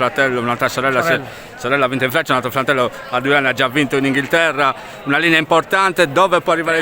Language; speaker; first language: Italian; native; Italian